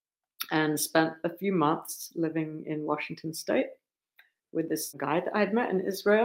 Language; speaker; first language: English; native; English